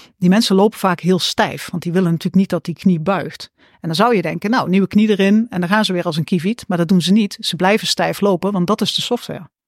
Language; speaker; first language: Dutch; native; Dutch